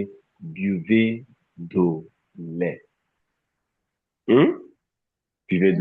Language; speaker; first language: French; non-native, fluent; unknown